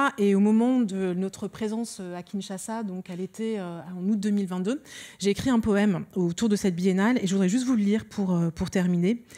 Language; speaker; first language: French; early bilingual, other home language; Lingala